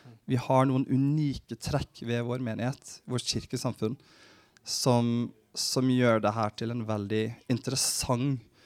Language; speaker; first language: Norwegian; early bilingual, heritage; Norwegian